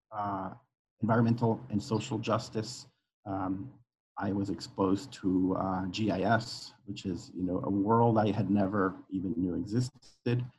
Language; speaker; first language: English; non-native, fluent; Spanish